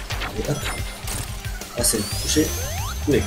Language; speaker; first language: French; native; French